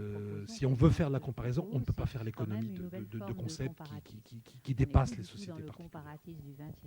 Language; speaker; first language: French; native; French